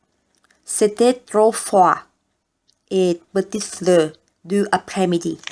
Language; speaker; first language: French; non-native, learner; Vietnamese